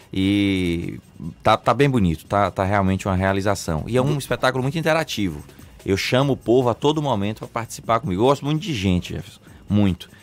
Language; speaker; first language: Portuguese; native; Portuguese